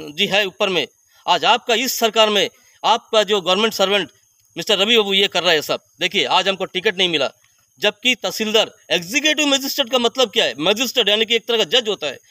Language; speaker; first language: Hindi; non-native, local second language; Bangla